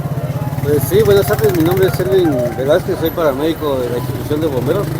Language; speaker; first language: Spanish; native; Spanish